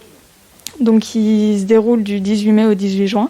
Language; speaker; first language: French; native; French